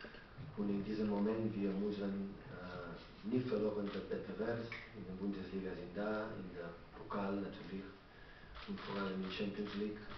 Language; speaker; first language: German; non-native, learner; Catalan